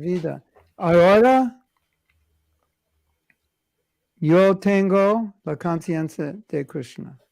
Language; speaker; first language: Spanish; non-native, learner; English